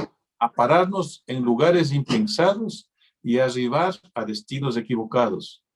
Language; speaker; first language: Spanish; native; Spanish